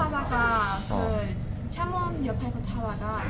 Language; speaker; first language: Korean; non-native, learner; Burmese